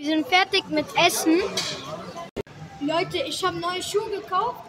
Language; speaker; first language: German; early bilingual, other home language; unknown